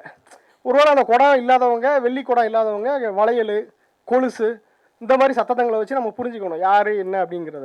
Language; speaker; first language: Tamil; native; Tamil